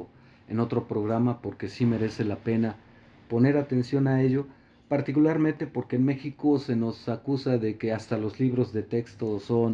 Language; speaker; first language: Spanish; native; Spanish